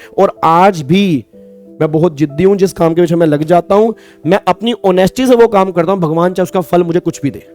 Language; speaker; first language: Hindi; native; Hindi